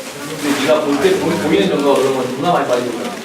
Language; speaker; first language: Korean; native; Korean